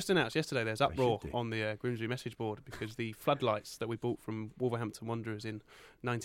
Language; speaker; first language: English; native; English